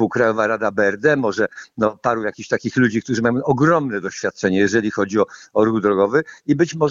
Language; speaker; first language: Polish; native; Polish